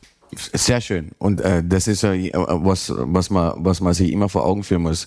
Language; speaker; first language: German; native; German